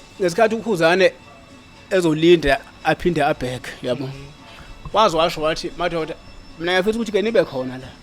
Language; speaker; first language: Zulu; native; Zulu